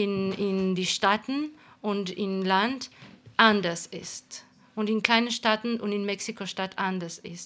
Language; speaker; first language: German; non-native, fluent; Spanish